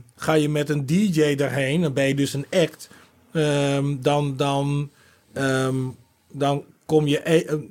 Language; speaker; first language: Dutch; native; Dutch